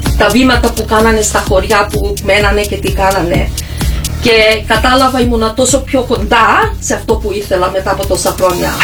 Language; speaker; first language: Greek; early bilingual, heritage; Greek